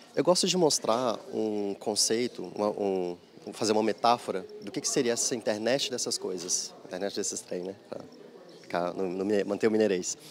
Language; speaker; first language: Portuguese; native; Portuguese